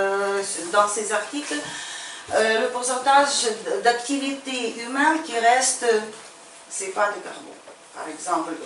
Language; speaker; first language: French; non-native, fluent; Ukrainian